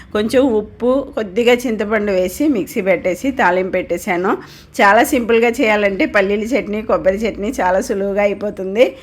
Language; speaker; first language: Telugu; non-native, local second language; Tamil